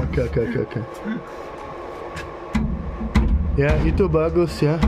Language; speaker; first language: Indonesian; non-native, learner; English